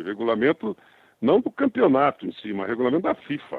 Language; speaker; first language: Portuguese; native; Portuguese